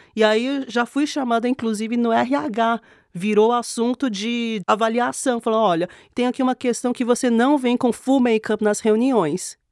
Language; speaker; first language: Portuguese; non-native, fluent; Korean